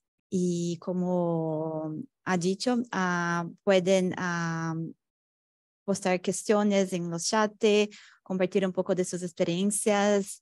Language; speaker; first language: Spanish; non-native, fluent; Portuguese